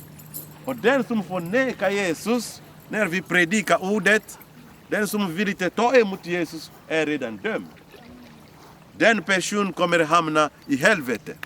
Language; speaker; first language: Swedish; non-native, fluent; Lingala